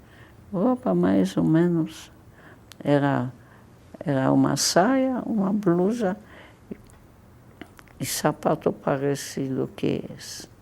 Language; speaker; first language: Portuguese; non-native, fluent; Polish